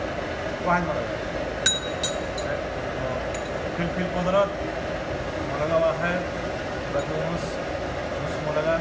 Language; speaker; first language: Arabic; non-native, learner; Urdu